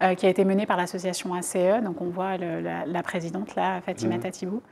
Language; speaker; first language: French; native; French